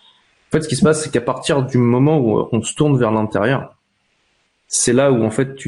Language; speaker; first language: French; native; French